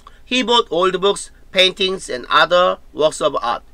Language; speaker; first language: English; non-native, fluent; Korean